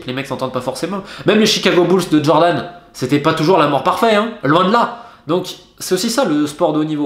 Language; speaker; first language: French; native; French